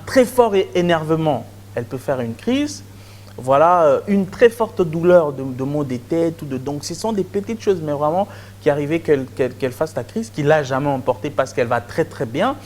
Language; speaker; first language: French; non-native, local second language; Lingala